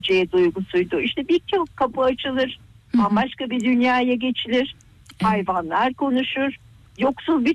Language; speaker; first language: Turkish; native; Turkish